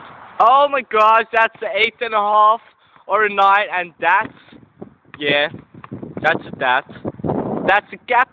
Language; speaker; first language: English; non-native, learner; Dutch